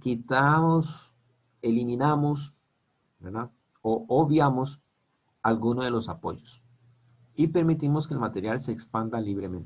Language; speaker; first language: Spanish; native; Spanish